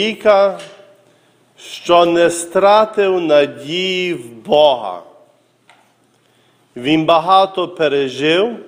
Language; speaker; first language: Ukrainian; early bilingual, heritage; Ukrainian